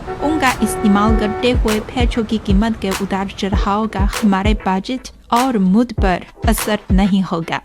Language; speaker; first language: Urdu; non-native, fluent; Chinese